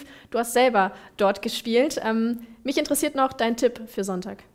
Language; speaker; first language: German; native; German